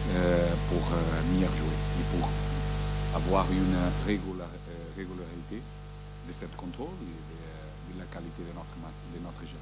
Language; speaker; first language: French; non-native, learner; Portuguese